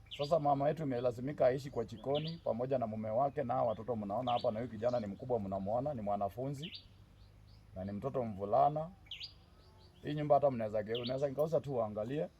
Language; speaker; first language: Swahili; non-native, local second language; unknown